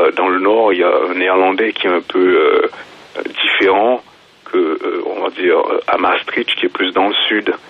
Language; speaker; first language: French; native; French